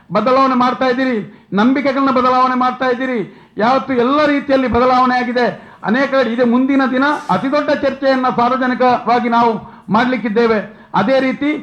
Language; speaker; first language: Kannada; non-native, local second language; Tulu